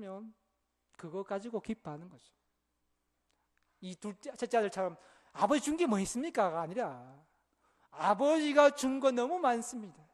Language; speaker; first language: Korean; native; Korean